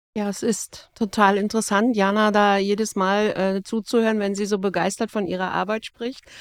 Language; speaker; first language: German; native; German